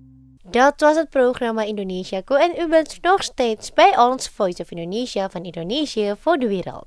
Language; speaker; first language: Dutch; non-native, fluent; Indonesian